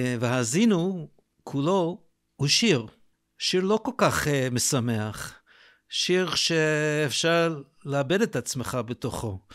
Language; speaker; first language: Hebrew; non-native, fluent; English